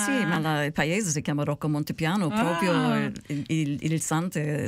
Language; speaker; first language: Italian; early bilingual, heritage; Italian